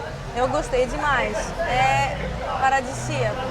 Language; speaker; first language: Portuguese; non-native, fluent; Greek